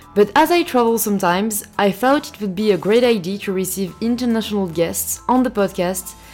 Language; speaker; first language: English; non-native, fluent; French